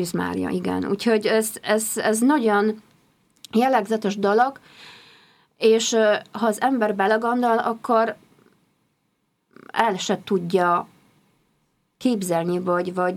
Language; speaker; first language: Hungarian; non-native, fluent; Polish